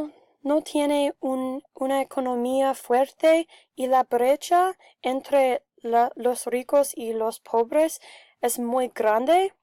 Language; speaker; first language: Spanish; non-native, learner; English